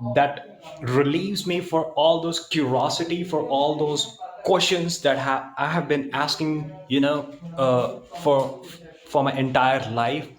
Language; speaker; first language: English; non-native, local second language; Punjabi